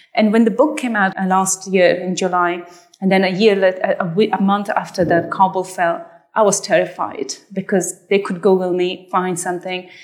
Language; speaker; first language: English; non-native, fluent; Persian